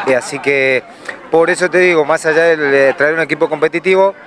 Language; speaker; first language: Spanish; native; Spanish